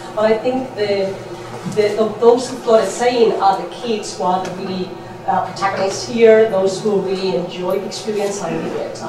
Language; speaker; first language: English; non-native, fluent; Spanish